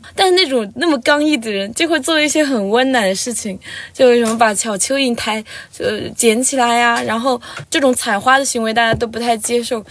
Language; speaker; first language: Chinese; non-native, local second language; Tibetan